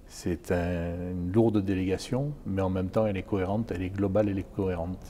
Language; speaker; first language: French; native; French